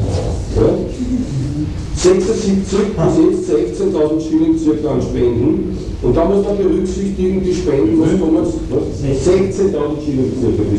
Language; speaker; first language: German; native; German